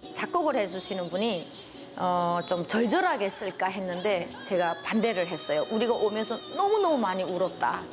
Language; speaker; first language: Korean; native; Korean